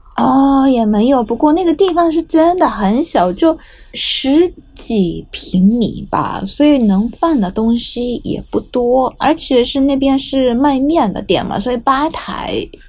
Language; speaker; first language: Chinese; non-native, fluent; Japanese